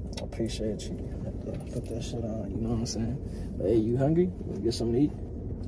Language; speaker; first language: English; native; English